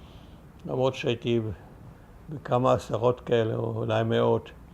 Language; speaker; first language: Hebrew; early bilingual, other home language; German